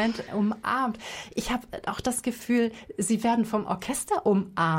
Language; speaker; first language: German; native; German